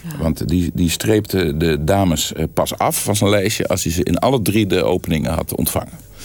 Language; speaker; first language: Dutch; native; Dutch